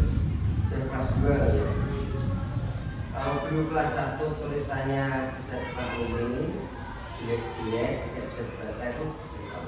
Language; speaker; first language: Indonesian; native; Indonesian